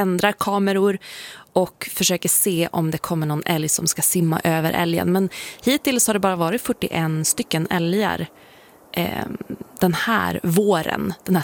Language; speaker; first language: Swedish; native; Swedish